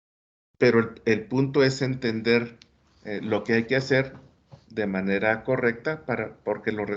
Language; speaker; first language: Spanish; native; Spanish